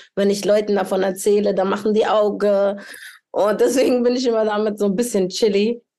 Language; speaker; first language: German; early bilingual, other home language; Spanish